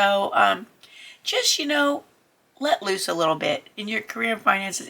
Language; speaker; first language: English; native; English